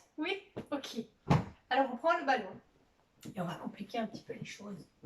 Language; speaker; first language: French; native; French